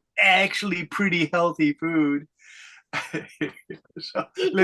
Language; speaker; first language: English; native; English